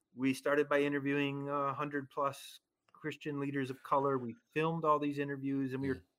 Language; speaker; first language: English; native; English